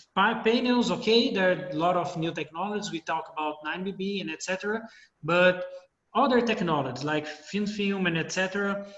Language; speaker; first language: English; non-native, fluent; Portuguese